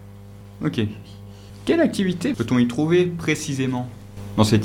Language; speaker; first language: French; native; French